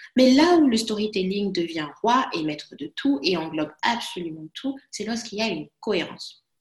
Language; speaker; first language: French; non-native, local second language; Lingala